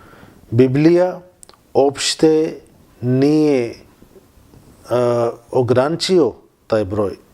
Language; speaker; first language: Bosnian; non-native, learner; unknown